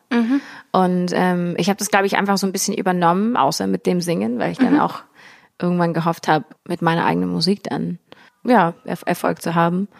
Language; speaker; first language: German; early bilingual, heritage; English